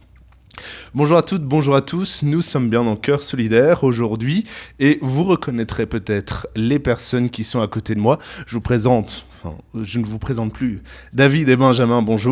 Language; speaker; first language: French; native; French